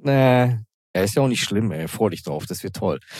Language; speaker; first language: German; native; German